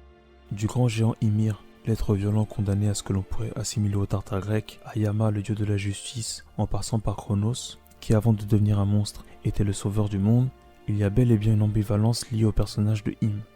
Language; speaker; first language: French; native; French